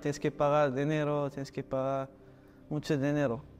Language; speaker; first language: Spanish; non-native, learner; Arabic